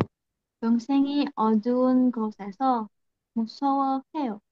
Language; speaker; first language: Korean; non-native, learner; Indonesian